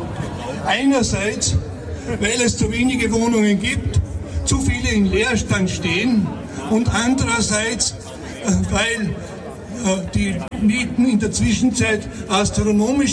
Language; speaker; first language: German; native; German